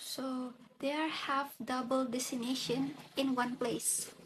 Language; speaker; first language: English; non-native, learner; Indonesian